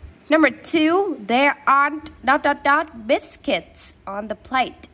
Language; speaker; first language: English; non-native, fluent; Vietnamese